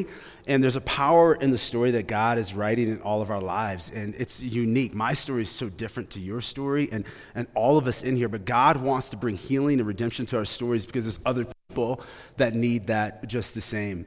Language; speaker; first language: English; native; English